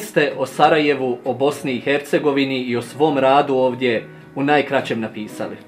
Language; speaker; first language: Croatian; native; Croatian